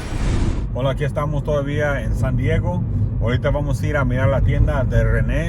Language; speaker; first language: Spanish; early bilingual, heritage; Spanish